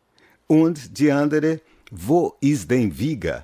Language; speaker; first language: German; non-native, fluent; Portuguese